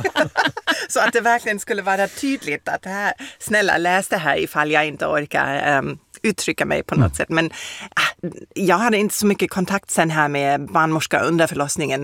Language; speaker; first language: Swedish; non-native, fluent; German